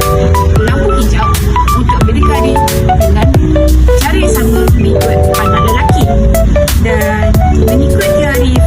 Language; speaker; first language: Malay; native; Malay